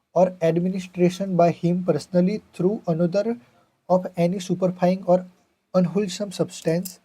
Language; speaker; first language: English; non-native, local second language; Gujarati